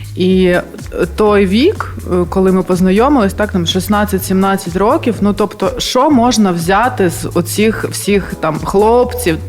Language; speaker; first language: Ukrainian; native; Ukrainian